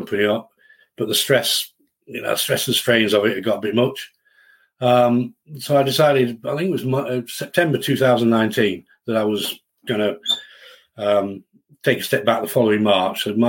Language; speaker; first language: English; native; English